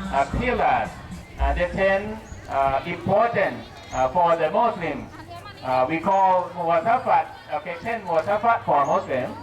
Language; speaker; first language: English; non-native, learner; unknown